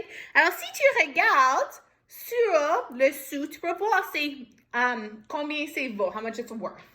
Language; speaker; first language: French; non-native, fluent; English